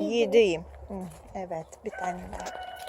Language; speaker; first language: Turkish; non-native, learner; Russian